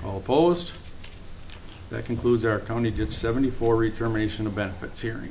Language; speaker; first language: English; native; English